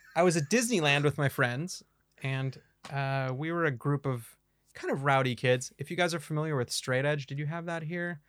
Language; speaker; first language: English; native; English